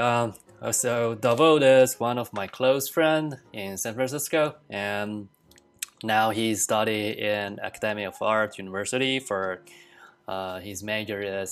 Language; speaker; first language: English; non-native, fluent; Chinese